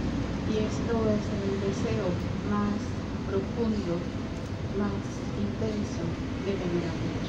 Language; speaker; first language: Spanish; non-native, fluent; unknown